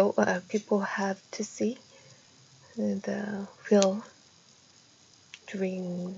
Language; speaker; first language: English; non-native, fluent; Korean